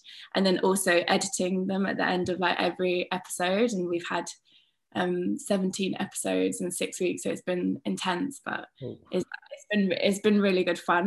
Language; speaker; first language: English; native; English